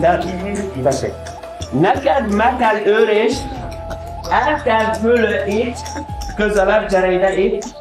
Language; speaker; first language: Hungarian; non-native, learner; Arabic